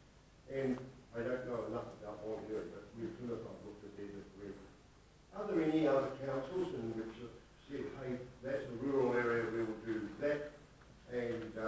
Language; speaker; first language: English; native; English